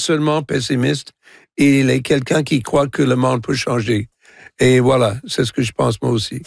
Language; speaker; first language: French; non-native, local second language; English